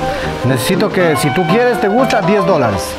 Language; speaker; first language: Spanish; native; Spanish